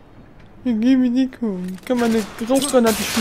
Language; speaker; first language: German; native; German